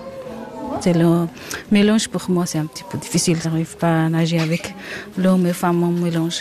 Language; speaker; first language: French; non-native, learner; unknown